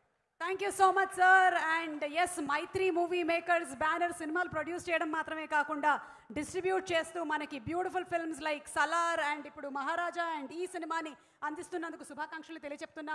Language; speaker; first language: Telugu; native; Telugu